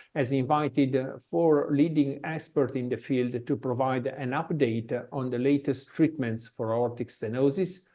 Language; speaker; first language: English; non-native, fluent; Italian